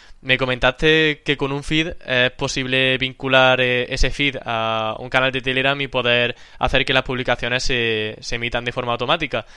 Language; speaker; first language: Spanish; native; Spanish